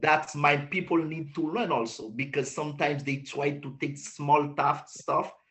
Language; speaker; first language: English; non-native, learner; Haitian Creole